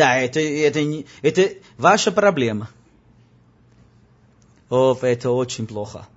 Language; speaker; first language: Russian; non-native, learner; Spanish